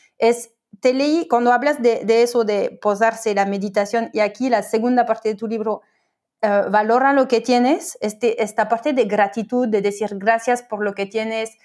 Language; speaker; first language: Spanish; non-native, fluent; French